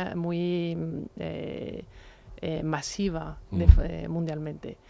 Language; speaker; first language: Spanish; non-native, fluent; French